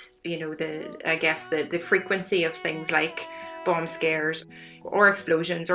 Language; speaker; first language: English; native; English